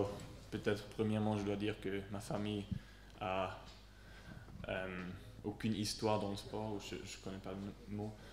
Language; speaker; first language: French; non-native, local second language; Swiss German